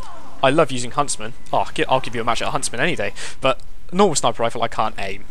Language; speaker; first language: English; native; English